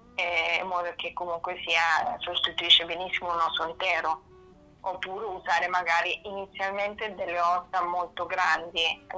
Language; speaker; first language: Italian; non-native, fluent; German